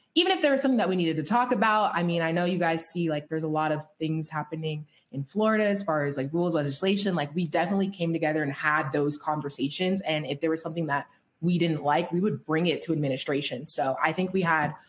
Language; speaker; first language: English; native; English